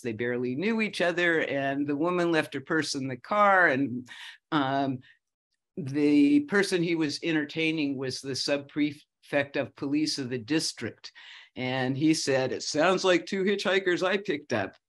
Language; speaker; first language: English; native; English